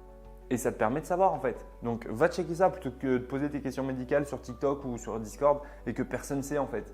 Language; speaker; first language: French; native; French